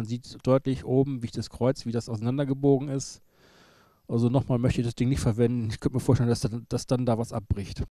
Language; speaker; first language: German; native; German